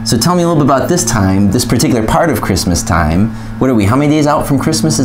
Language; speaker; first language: English; native; English